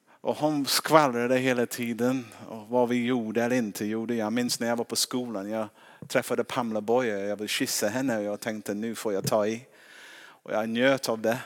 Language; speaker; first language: Swedish; non-native, fluent; English